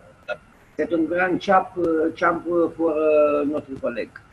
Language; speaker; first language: French; non-native, learner; Romanian